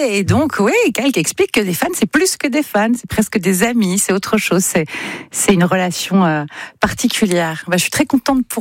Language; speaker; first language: French; native; French